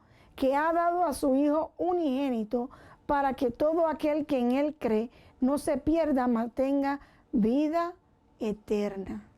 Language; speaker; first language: Spanish; native; Spanish